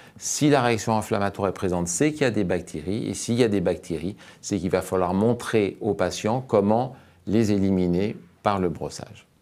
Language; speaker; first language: French; native; French